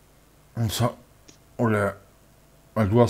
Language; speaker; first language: German; native; German